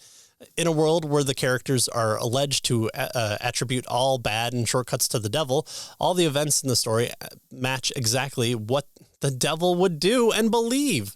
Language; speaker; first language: English; native; English